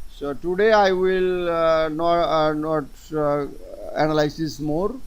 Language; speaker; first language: English; non-native, local second language; Bangla